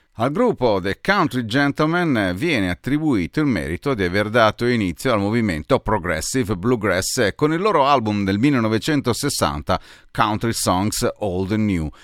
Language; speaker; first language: Italian; native; Italian